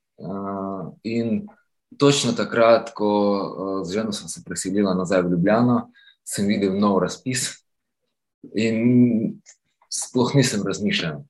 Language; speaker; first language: Slovenian; non-native, fluent; Ukrainian